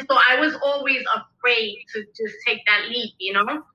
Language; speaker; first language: English; early bilingual, other home language; Spanish